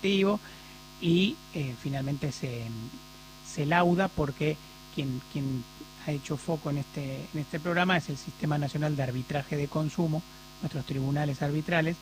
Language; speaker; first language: Spanish; native; Spanish